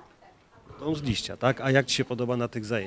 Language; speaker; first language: Polish; native; Polish